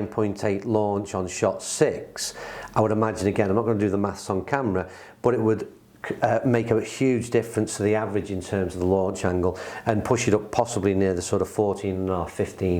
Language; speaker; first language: English; native; English